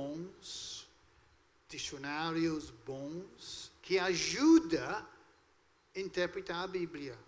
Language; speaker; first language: Portuguese; non-native, fluent; English